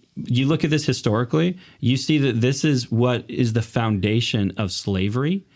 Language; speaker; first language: English; native; English